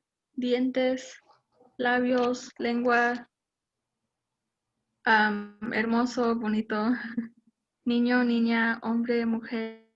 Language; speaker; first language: Spanish; non-native, learner; English